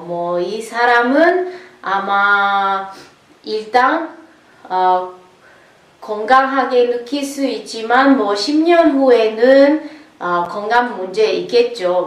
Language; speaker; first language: Korean; non-native, learner; Italian